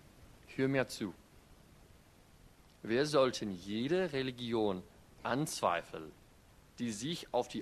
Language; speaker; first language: German; non-native, fluent; English